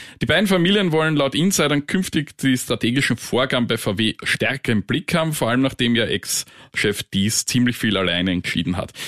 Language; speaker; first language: German; native; German